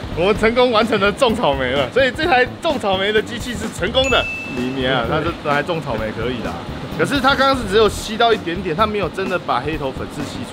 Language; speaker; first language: Chinese; native; Chinese